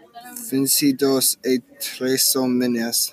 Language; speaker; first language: Spanish; non-native, learner; English